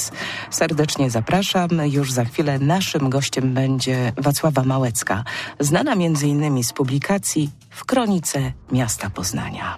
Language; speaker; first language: Polish; native; Polish